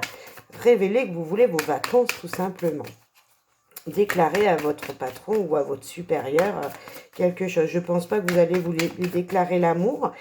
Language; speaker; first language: French; native; French